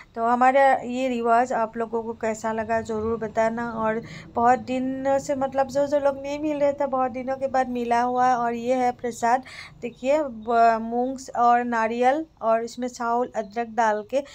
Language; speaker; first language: Hindi; non-native, local second language; Assamese